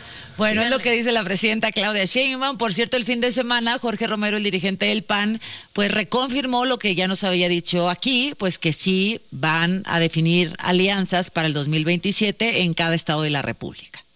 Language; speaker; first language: Spanish; native; Spanish